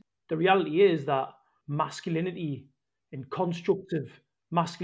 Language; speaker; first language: English; native; English